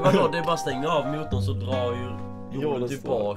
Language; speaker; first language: Swedish; native; Swedish